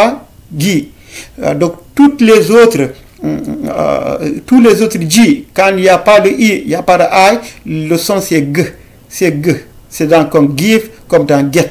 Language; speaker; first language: French; non-native, local second language; Fula